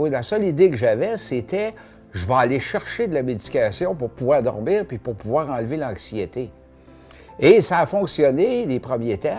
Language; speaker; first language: French; native; French